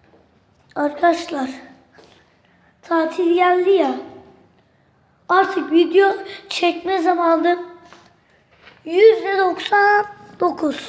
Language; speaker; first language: Turkish; native; Turkish